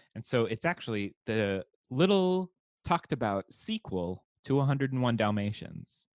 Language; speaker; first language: English; native; English